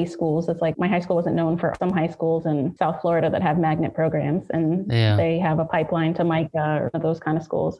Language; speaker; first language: English; native; English